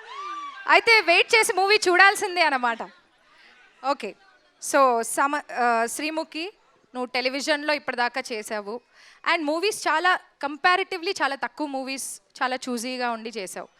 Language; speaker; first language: Telugu; native; Telugu